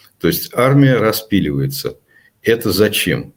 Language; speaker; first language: Russian; native; Russian